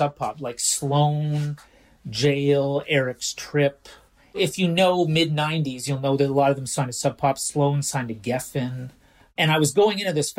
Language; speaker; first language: English; native; English